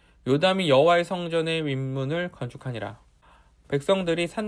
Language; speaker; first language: Korean; native; Korean